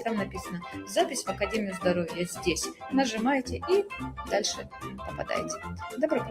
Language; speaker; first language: Russian; native; Russian